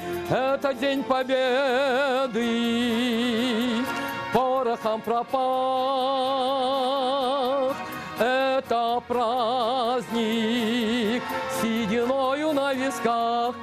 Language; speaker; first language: Russian; native; Russian